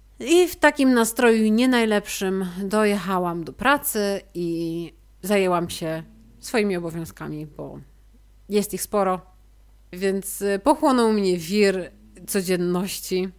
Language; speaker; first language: Polish; native; Polish